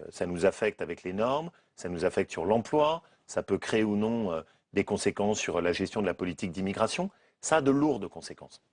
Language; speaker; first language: French; native; French